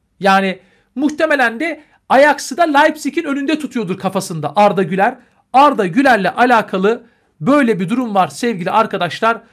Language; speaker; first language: Turkish; native; Turkish